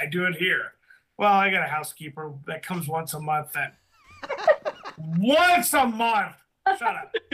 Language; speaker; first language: English; native; English